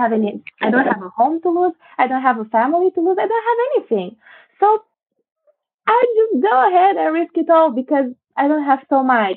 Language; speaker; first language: English; non-native, fluent; Romanian